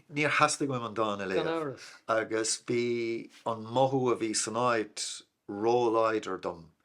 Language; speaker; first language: Irish; non-native, local second language; English